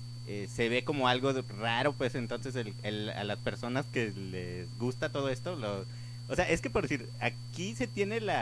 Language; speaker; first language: Spanish; native; Spanish